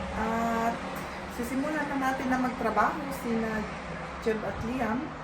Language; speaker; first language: Filipino; native; Filipino